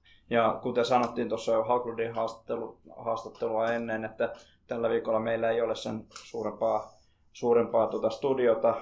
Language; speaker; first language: Finnish; native; Finnish